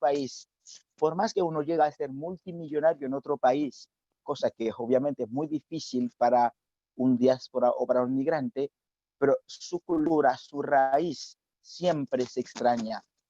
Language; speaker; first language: Spanish; non-native, fluent; Haitian Creole